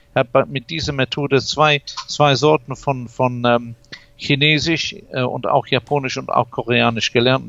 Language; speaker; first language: German; non-native, fluent; English